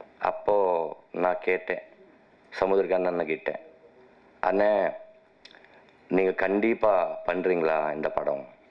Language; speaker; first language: Tamil; non-native, learner; Telugu